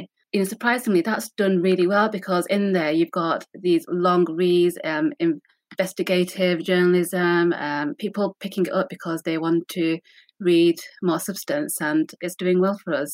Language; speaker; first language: English; native; English